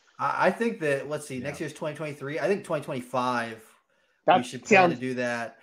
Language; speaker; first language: English; native; English